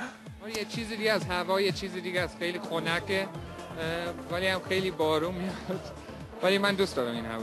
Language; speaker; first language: Persian; early bilingual, heritage; Persian